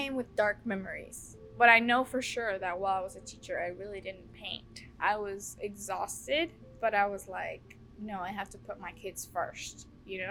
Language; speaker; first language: English; early bilingual, other home language; Spanish